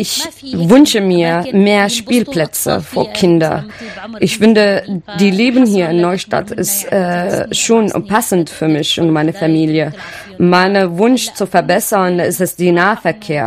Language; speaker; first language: German; non-native, learner; Arabic